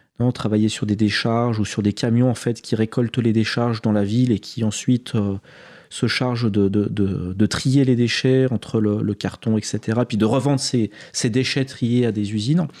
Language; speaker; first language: French; native; French